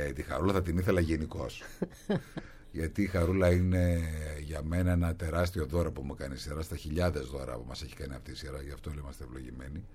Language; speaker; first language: Greek; native; Greek